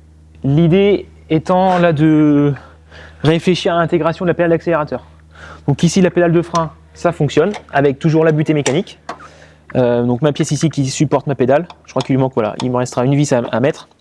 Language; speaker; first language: French; native; French